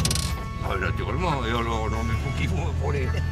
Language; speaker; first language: French; native; French